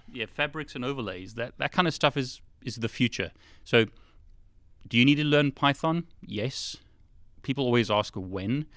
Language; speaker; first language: English; native; English